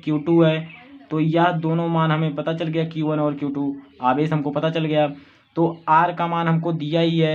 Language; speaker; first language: Hindi; native; Hindi